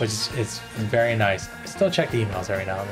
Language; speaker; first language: English; native; English